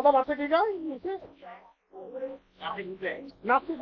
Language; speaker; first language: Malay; non-native, fluent; Bangla